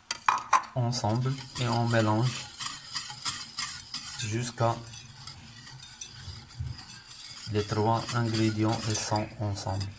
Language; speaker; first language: French; non-native, learner; Arabic